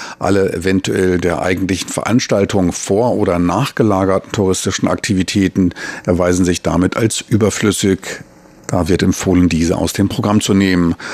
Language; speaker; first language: German; native; German